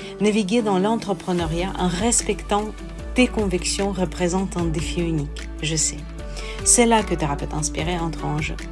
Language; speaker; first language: French; non-native, fluent; Russian